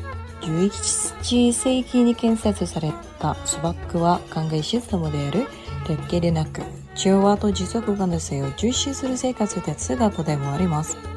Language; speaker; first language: Japanese; non-native, fluent; Indonesian